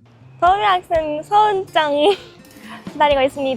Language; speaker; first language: Korean; non-native, learner; Japanese